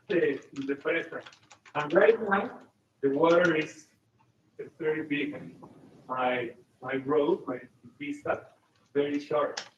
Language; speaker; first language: English; non-native, learner; Spanish